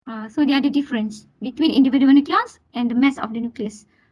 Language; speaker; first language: English; non-native, local second language; Malay